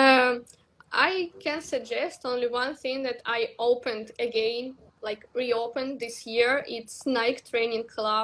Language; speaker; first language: English; non-native, learner; Russian